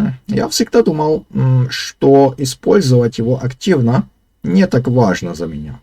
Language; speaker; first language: Russian; non-native, learner; Slovak